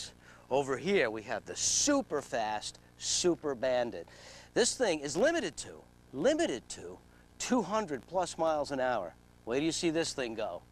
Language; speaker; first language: English; native; English